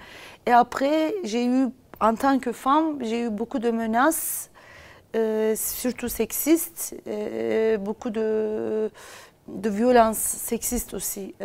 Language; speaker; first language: French; non-native, fluent; Turkish